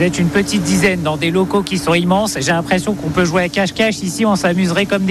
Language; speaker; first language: French; native; French